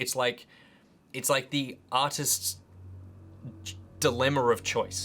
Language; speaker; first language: English; native; English